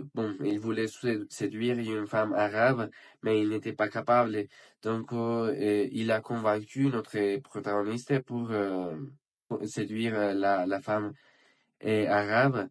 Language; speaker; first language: French; non-native, learner; Spanish